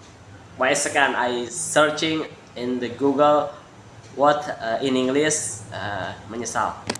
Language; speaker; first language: English; non-native, learner; Indonesian